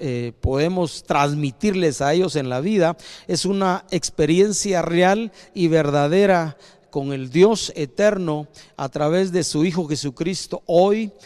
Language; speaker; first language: Spanish; native; Spanish